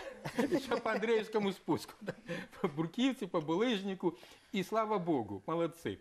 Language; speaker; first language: Russian; native; Russian